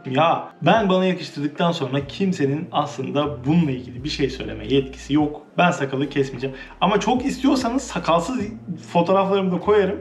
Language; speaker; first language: Turkish; native; Turkish